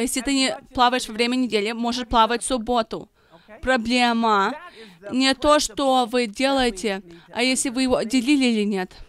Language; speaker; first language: Russian; non-native, fluent; English